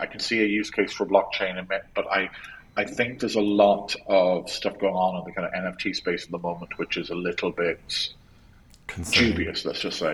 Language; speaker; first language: English; native; English